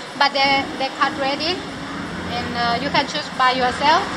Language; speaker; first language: English; non-native, local second language; Thai